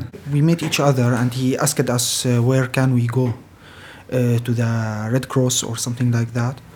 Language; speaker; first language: English; non-native, fluent; Arabic